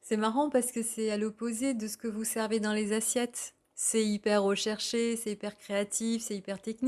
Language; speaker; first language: French; native; French